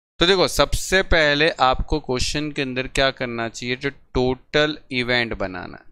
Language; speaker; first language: Hindi; non-native, local second language; Gujarati